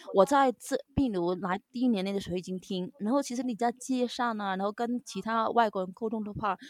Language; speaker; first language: Chinese; non-native, local second language; Cantonese